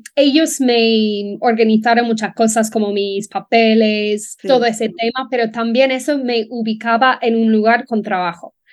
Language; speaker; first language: Spanish; non-native, fluent; English